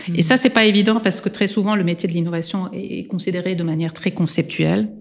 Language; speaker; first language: French; non-native, local second language; Armenian